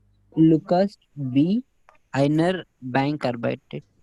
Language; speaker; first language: German; non-native, learner; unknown